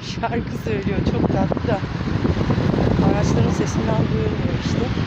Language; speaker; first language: Turkish; native; Turkish